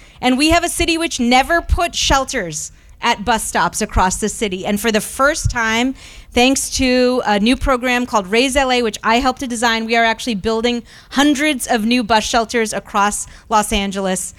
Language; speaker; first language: English; early bilingual, other home language; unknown